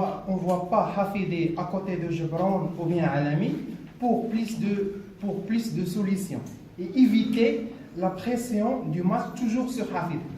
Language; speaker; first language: French; non-native, local second language; Arabic